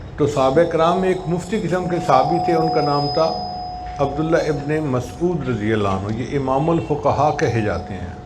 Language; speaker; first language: Urdu; non-native, local second language; Punjabi